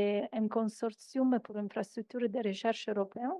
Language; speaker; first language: French; non-native, fluent; Italian